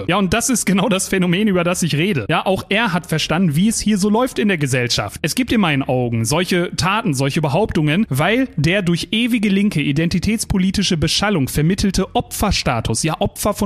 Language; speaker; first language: German; native; German